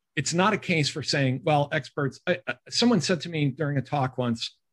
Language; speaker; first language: English; native; English